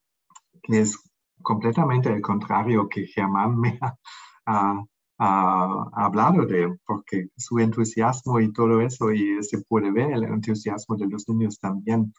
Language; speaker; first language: Spanish; non-native, fluent; German